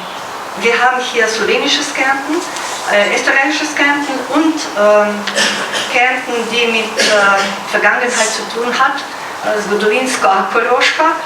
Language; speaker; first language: German; non-native, fluent; Slovenian